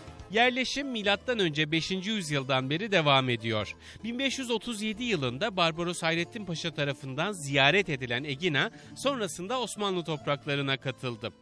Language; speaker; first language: Turkish; native; Turkish